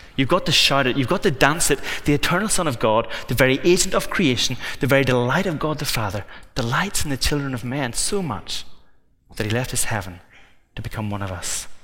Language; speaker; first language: English; native; English